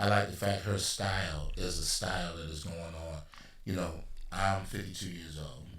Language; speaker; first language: English; native; English